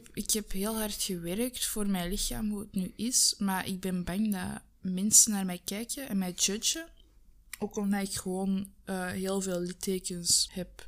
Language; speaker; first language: Dutch; native; Dutch